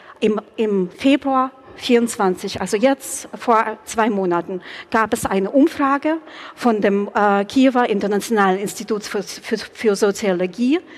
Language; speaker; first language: German; non-native, fluent; Ukrainian